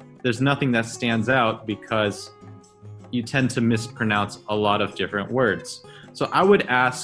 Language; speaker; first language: English; early bilingual, other home language; Chinese